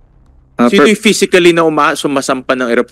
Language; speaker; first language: Filipino; native; Filipino